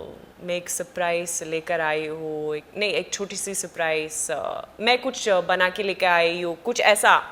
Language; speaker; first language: Hindi; non-native, fluent; Swedish